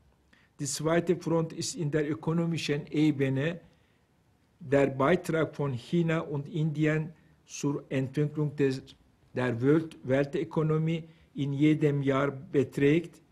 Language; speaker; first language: German; non-native, fluent; Turkish